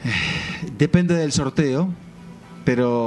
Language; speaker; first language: Spanish; native; Spanish